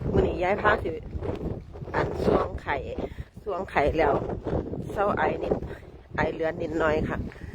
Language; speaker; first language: Thai; native; Thai